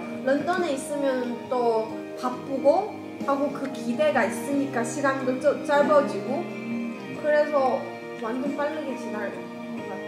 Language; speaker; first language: Korean; non-native, learner; Chinese